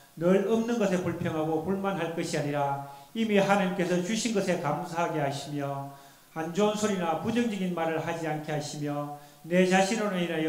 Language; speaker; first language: Korean; native; Korean